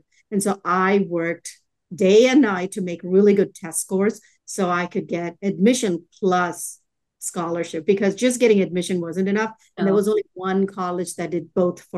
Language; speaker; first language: English; non-native, local second language; Tamil